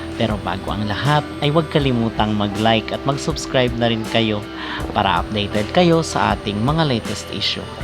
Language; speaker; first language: Filipino; native; Filipino